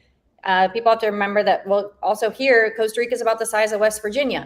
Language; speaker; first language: English; native; English